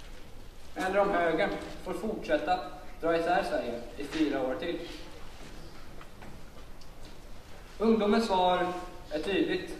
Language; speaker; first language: Swedish; native; Swedish